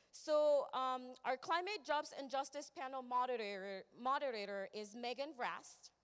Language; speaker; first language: English; early bilingual, other home language; Spanish